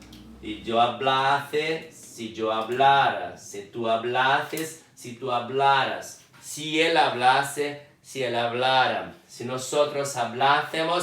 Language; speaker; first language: Spanish; non-native, fluent; Portuguese